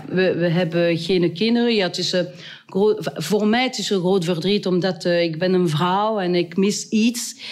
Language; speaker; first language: Dutch; non-native, local second language; French